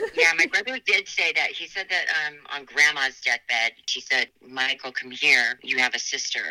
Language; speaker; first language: English; native; English